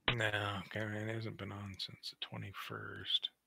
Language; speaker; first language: English; native; English